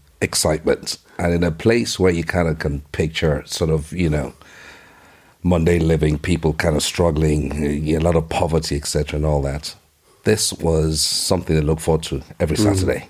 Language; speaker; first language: English; non-native, local second language; Igbo